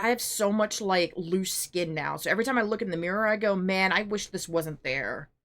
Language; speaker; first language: English; native; English